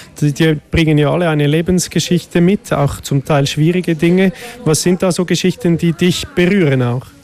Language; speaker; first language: German; native; German